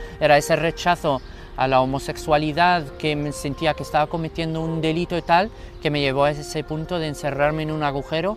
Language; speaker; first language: Spanish; non-native, fluent; Arabic